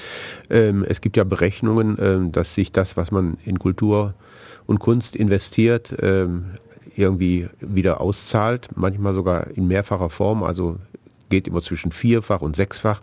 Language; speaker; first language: German; native; German